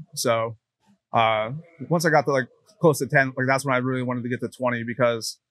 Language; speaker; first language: English; native; English